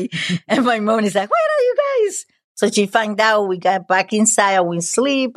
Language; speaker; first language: English; non-native, fluent; Spanish